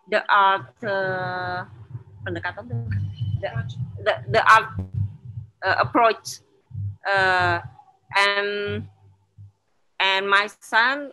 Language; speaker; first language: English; non-native, learner; Indonesian